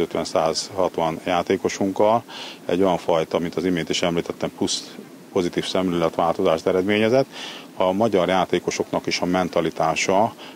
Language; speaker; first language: Hungarian; native; Hungarian